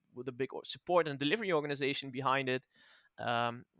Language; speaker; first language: English; non-native, fluent; Dutch